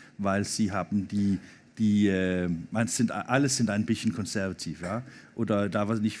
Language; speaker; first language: German; non-native, learner; Danish